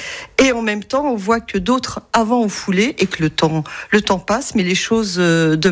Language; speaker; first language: French; native; French